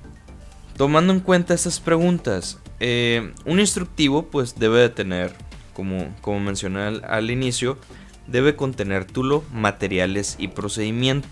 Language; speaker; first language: Spanish; native; Spanish